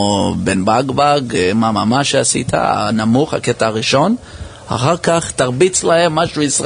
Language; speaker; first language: Hebrew; early bilingual, heritage; English